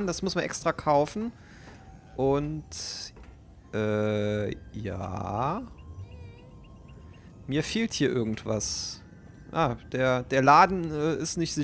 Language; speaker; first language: German; native; German